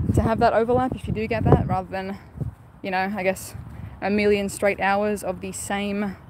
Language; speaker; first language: English; native; English